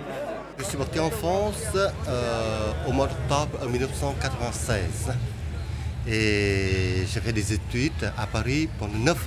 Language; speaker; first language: French; non-native, fluent; Vietnamese